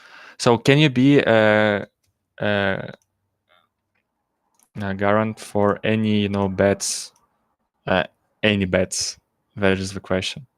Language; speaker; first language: English; non-native, learner; Russian